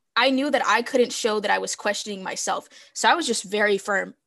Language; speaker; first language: English; early bilingual, other home language; Spanish